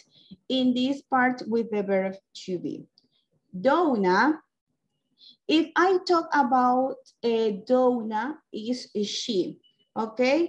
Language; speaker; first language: English; non-native, local second language; Spanish